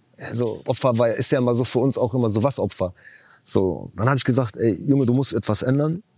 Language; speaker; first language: German; early bilingual, other home language; Chechen